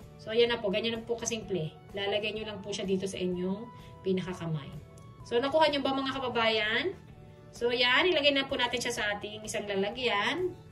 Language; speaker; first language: Filipino; native; Filipino